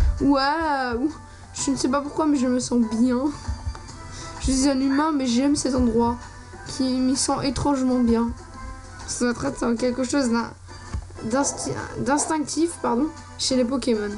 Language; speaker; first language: French; native; French